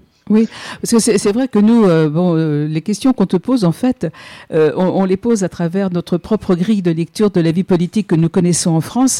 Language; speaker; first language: French; native; French